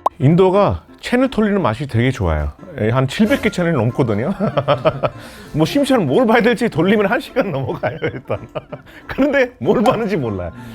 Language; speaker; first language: Korean; non-native, fluent; Hindi